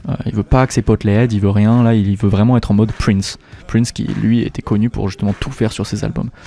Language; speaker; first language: French; native; French